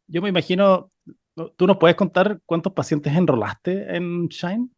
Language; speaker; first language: Spanish; native; Spanish